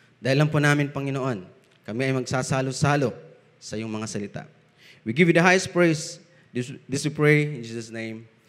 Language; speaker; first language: Filipino; non-native, local second language; Bikol